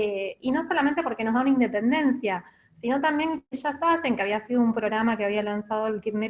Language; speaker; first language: Spanish; native; Spanish